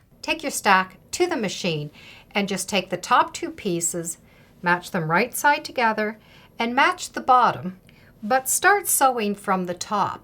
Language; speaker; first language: English; native; English